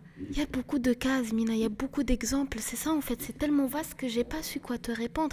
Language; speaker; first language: French; non-native, local second language; Arabic